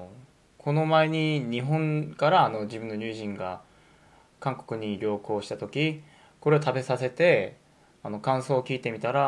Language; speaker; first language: Japanese; non-native, fluent; Korean